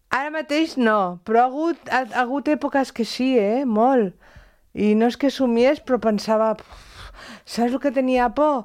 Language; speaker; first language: Catalan; non-native, local second language; Spanish